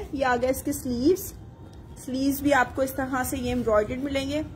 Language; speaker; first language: Urdu; native; Urdu